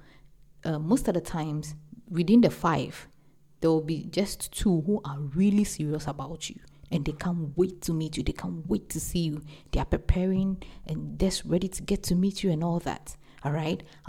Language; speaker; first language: English; non-native, local second language; Akan